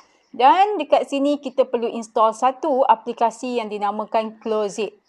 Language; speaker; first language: Malay; native; Malay